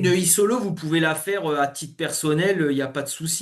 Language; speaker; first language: French; native; French